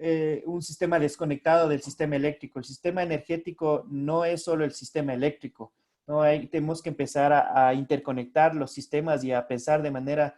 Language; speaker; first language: Spanish; native; Spanish